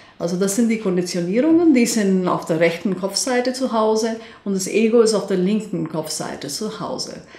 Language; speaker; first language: German; non-native, fluent; Hindi